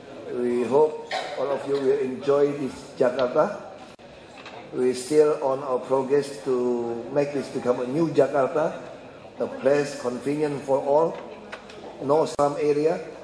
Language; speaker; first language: English; non-native, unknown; Indonesian